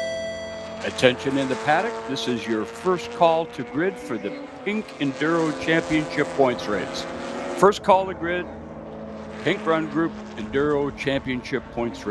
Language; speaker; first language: English; native; English